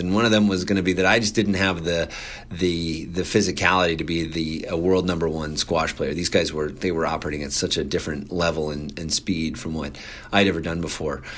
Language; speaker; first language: English; native; English